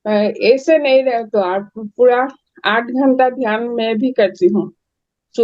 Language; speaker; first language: Hindi; non-native, local second language; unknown